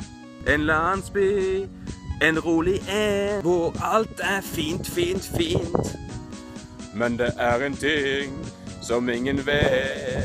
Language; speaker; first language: Norwegian; native; Norwegian